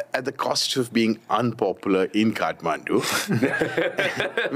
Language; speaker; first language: English; non-native, local second language; Hindi